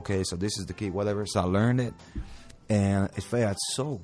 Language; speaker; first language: English; non-native, fluent; Hungarian